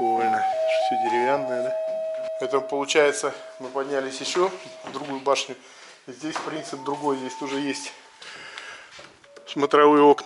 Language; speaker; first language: Russian; native; Russian